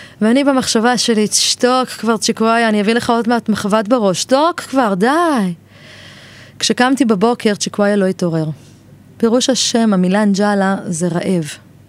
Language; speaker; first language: Hebrew; native; Hebrew